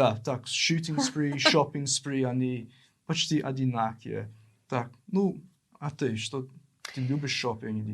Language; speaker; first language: Russian; non-native, learner; English